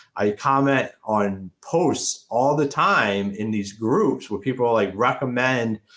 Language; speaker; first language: English; native; English